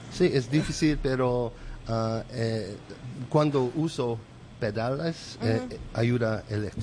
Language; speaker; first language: Spanish; non-native, learner; English